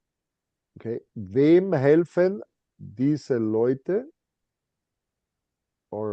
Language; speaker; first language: German; non-native, fluent; English